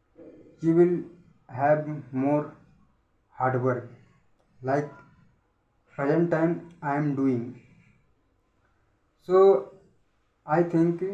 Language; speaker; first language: English; non-native, learner; Hindi